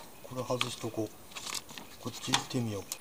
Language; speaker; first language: Japanese; native; Japanese